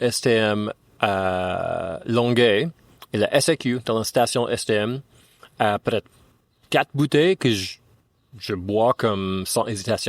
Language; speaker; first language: French; non-native, fluent; English